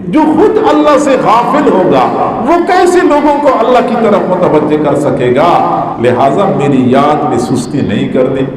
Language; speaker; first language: Urdu; native; Urdu